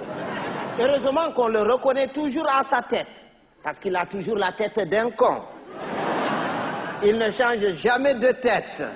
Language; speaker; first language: French; non-native, local second language; Fula